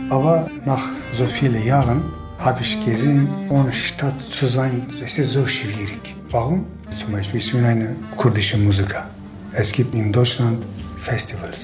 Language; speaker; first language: German; non-native, learner; Kurdish